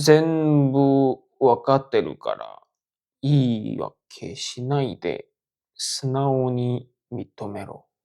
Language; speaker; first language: Japanese; non-native, fluent; Korean